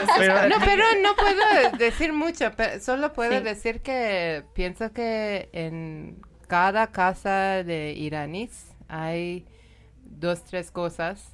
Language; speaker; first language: Spanish; non-native, fluent; Persian